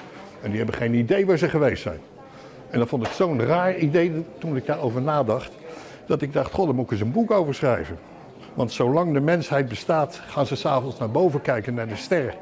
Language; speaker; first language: Dutch; native; Dutch